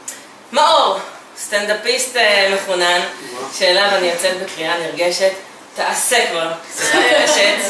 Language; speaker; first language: Hebrew; native; Hebrew